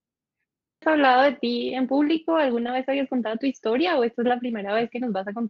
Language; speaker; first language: Spanish; native; Spanish